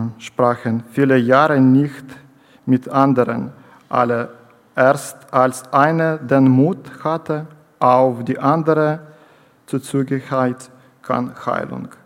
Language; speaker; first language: German; non-native, learner; Ukrainian